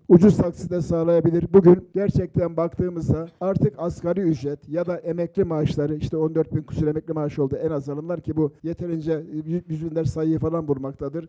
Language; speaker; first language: Turkish; native; Turkish